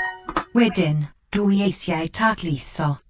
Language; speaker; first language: Welsh; non-native, learner; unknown